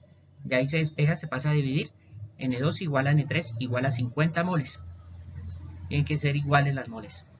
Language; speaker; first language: Spanish; native; Spanish